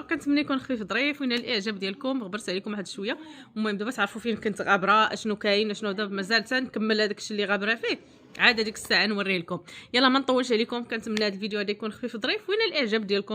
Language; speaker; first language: Arabic; native; Arabic